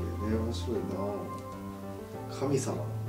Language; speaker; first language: Japanese; native; Japanese